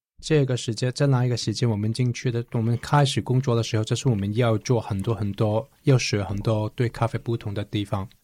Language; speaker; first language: Chinese; non-native, local second language; Cantonese